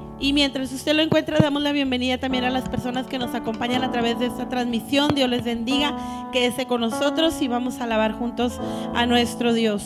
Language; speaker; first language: Spanish; native; Spanish